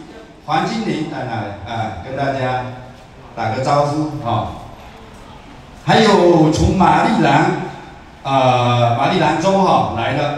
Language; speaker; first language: Chinese; native; Chinese